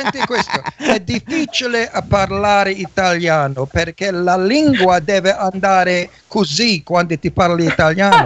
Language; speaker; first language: Italian; early bilingual, heritage; English